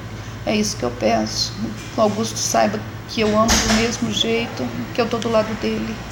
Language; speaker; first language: Portuguese; native; Portuguese